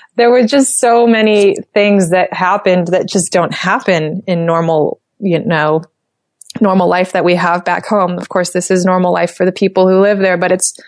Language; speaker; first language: English; native; English